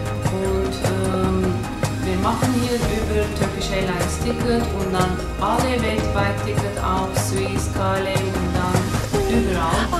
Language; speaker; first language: German; non-native, fluent; Turkish